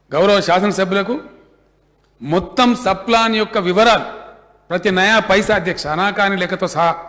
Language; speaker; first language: Telugu; native; Telugu